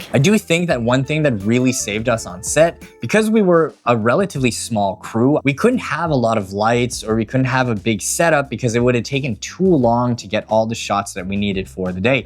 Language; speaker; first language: English; native; English